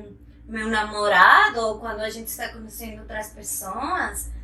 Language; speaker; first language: Portuguese; non-native, fluent; Spanish